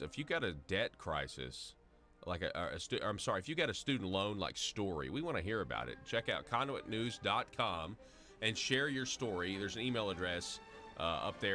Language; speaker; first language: English; native; English